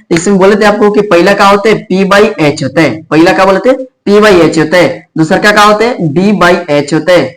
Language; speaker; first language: Hindi; native; Hindi